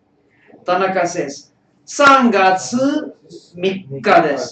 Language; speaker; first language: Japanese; non-native, fluent; Tamil